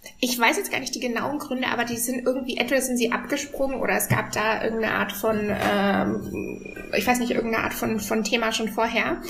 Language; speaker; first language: German; native; German